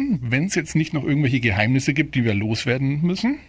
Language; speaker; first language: German; native; German